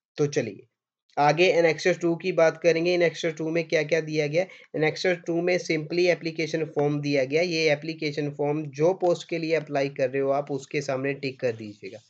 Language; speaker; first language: Hindi; non-native, local second language; Punjabi